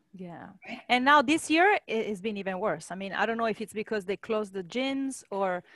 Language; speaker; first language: English; non-native, fluent; Italian